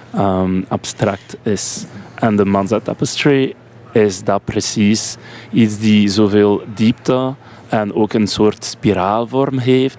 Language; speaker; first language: Dutch; non-native, local second language; French